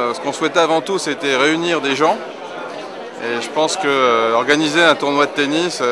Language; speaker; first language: French; native; French